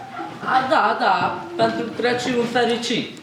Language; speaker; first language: Romanian; non-native, learner; Hungarian